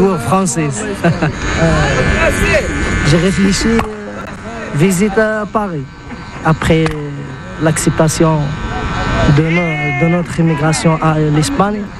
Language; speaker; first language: French; non-native, learner; Arabic